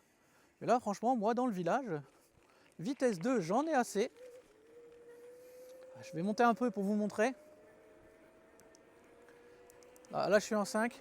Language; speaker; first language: French; native; French